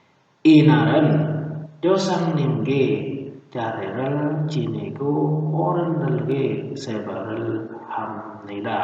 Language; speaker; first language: Korean; non-native, fluent; Indonesian